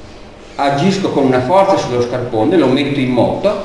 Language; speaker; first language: Italian; native; Italian